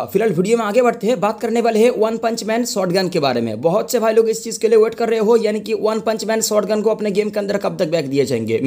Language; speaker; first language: Hindi; non-native, local second language; Bangla